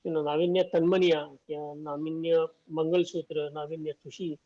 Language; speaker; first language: Hindi; non-native, local second language; Marathi